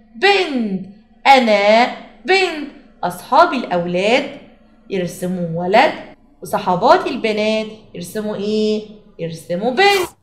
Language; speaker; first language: Arabic; native; Arabic